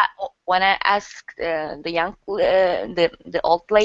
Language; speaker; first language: English; non-native, learner; Turkish